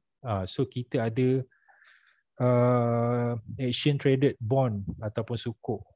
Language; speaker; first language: Malay; native; Malay